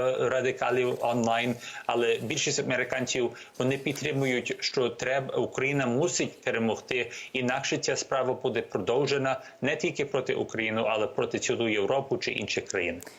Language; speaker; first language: Ukrainian; early bilingual, heritage; Ukrainian